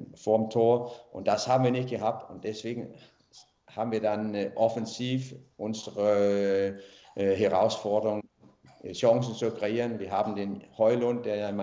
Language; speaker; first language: German; non-native, fluent; Danish